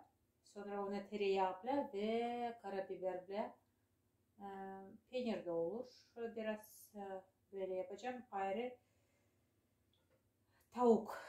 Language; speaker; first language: Turkish; non-native, fluent; Russian